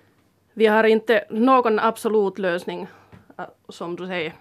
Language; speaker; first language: Swedish; non-native, fluent; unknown